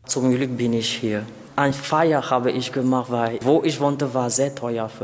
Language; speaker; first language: German; non-native, learner; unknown